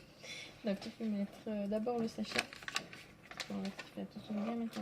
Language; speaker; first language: French; native; French